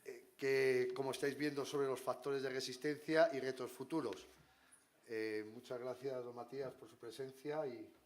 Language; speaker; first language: Spanish; native; Spanish